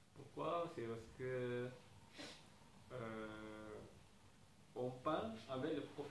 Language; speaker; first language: French; non-native, learner; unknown